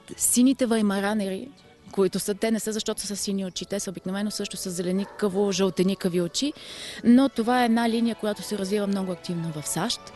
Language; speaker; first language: Bulgarian; native; Bulgarian